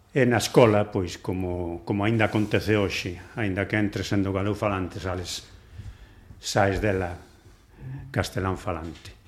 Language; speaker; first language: Galician; non-native, local second language; Spanish